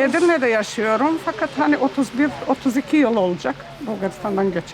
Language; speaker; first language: Turkish; early bilingual, heritage; Turkish